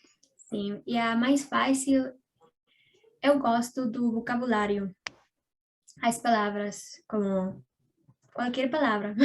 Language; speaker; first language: Portuguese; non-native, learner; Spanish